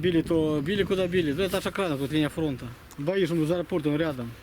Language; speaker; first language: Russian; native; Russian